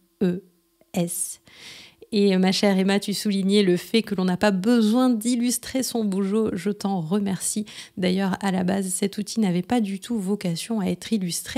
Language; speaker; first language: French; native; French